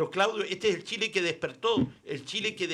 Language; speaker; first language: Spanish; native; Spanish